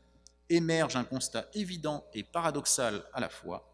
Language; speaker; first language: French; native; French